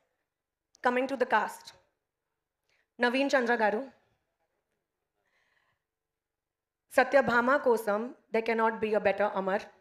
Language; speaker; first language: Telugu; non-native, learner; Hindi